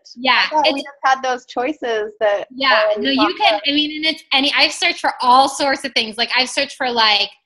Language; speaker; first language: English; native; English